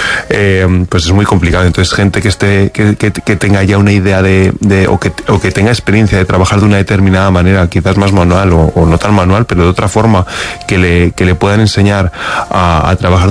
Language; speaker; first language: Spanish; native; Spanish